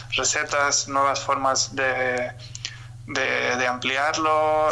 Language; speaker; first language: Spanish; early bilingual, other home language; German